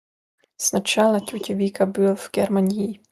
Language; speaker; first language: Russian; non-native, learner; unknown